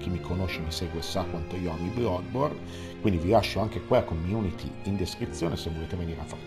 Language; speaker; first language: Italian; native; Italian